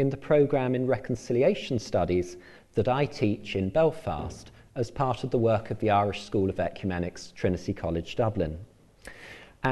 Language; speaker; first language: English; native; English